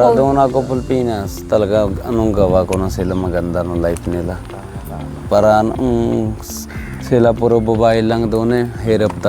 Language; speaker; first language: Filipino; non-native, learner; Punjabi